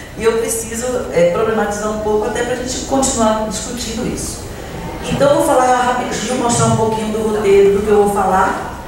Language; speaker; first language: Portuguese; native; Portuguese